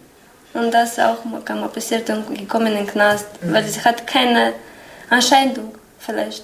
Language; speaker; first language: German; non-native, learner; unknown